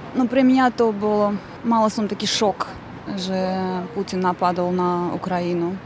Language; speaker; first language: Slovak; non-native, learner; Azerbaijani